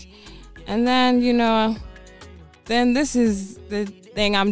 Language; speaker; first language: English; native; English